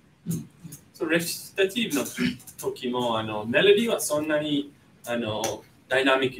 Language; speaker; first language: Japanese; non-native, fluent; English